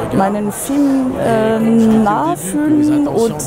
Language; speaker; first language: German; non-native, fluent; Arabic